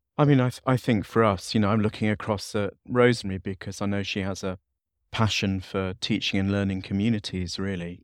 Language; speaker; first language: English; native; English